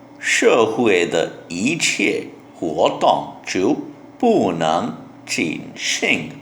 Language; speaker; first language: Chinese; non-native, learner; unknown